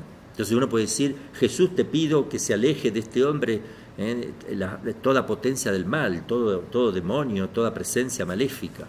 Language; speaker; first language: Spanish; native; Spanish